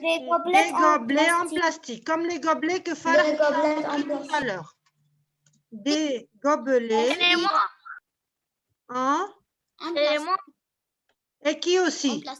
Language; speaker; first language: French; non-native, local second language; Arabic